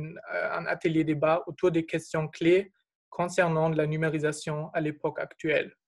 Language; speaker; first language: French; non-native, fluent; German